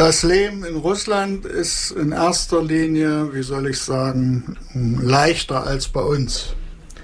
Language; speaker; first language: German; native; German